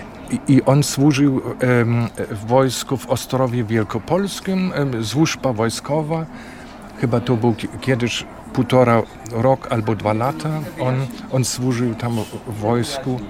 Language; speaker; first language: Polish; non-native, learner; German